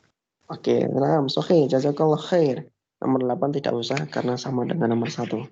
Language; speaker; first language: Indonesian; native; Indonesian